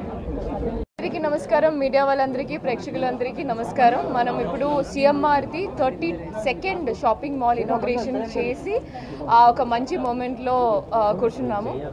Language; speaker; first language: Telugu; non-native, fluent; Hindi